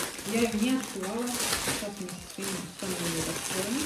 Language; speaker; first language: Russian; native; Russian